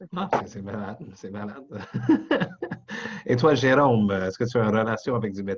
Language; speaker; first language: French; non-native, local second language; English